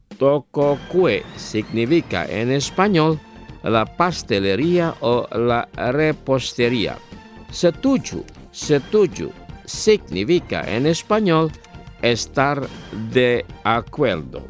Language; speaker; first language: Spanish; non-native, fluent; Indonesian